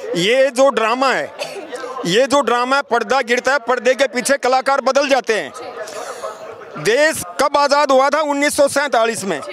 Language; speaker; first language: Hindi; native; Hindi